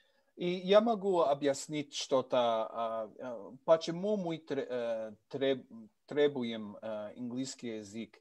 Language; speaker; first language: Russian; non-native, learner; English